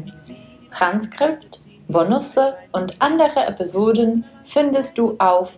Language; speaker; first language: German; non-native, fluent; Czech